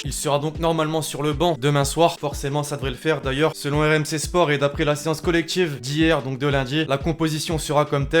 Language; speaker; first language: French; native; French